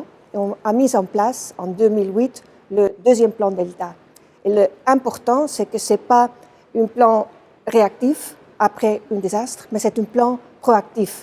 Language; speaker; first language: French; non-native, fluent; Dutch